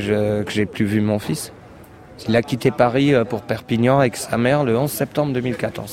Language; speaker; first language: French; native; French